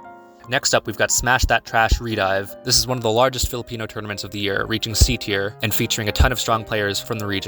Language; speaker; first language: English; native; English